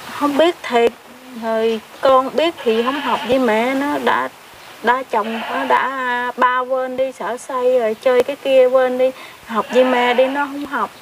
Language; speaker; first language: Vietnamese; non-native, local second language; Khmer